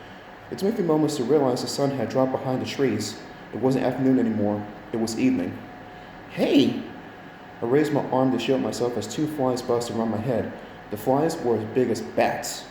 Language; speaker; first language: English; native; English